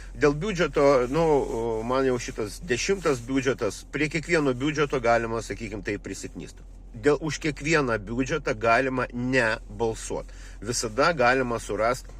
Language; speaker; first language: Lithuanian; non-native, local second language; Russian